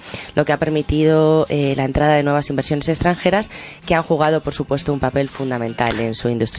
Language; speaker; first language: Spanish; native; Spanish